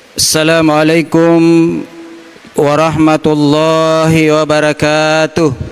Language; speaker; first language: Malay; non-native, local second language; Buginese